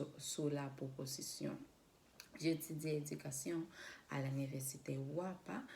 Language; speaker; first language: French; non-native, learner; Spanish